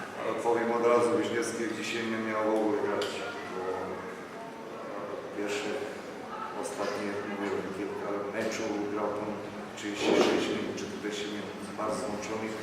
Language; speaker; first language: Polish; non-native, fluent; Slovenian